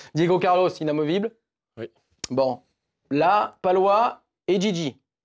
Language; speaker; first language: French; native; French